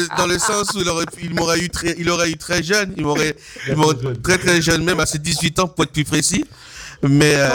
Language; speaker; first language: French; non-native, local second language; Haitian Creole